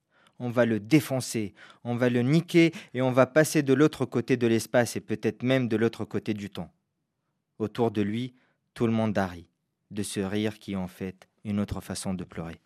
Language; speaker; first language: French; non-native, local second language; Arabic